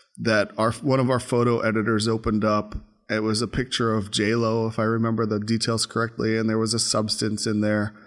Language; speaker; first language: English; native; English